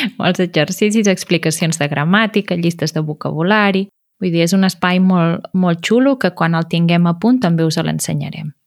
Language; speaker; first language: Catalan; native; Catalan